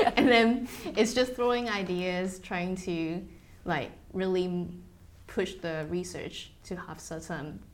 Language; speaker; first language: English; non-native, fluent; Chinese